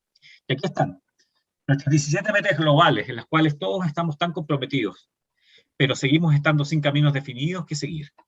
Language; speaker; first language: Spanish; native; Spanish